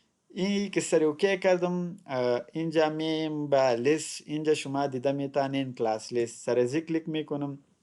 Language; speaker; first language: Persian; non-native, local second language; Pashto